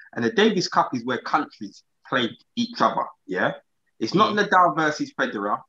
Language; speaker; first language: English; native; English